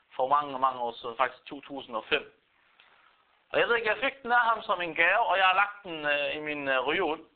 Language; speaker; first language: Danish; non-native, fluent; Arabic